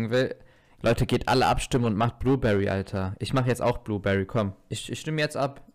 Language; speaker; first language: German; native; German